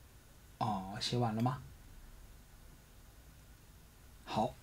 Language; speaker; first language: Chinese; non-native, fluent; Korean